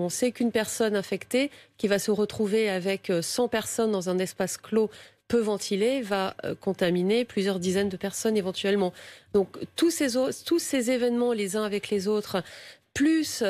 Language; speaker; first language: French; native; French